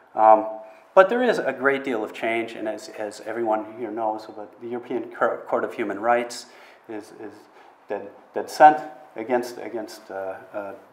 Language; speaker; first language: English; native; English